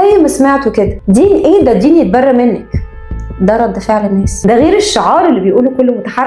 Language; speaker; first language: Arabic; native; Arabic